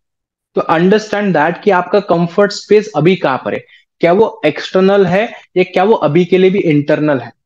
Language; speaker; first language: Hindi; native; Hindi